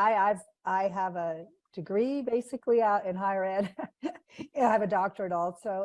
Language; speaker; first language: English; native; English